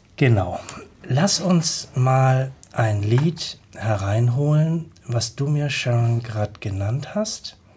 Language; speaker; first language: German; native; German